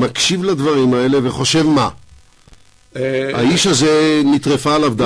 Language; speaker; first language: Hebrew; native; Hebrew